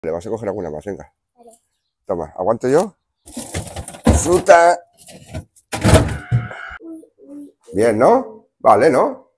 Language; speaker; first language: Spanish; native; Spanish